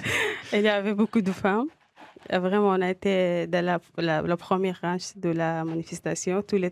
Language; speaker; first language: French; non-native, learner; Arabic